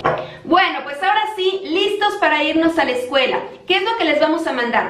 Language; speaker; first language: Spanish; native; Spanish